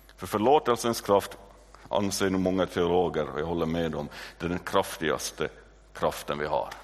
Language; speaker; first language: Swedish; native; Swedish